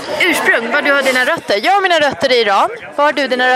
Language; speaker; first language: Swedish; early bilingual, other home language; Persian